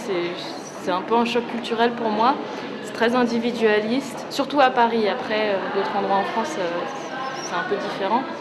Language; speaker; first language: French; early bilingual, heritage; French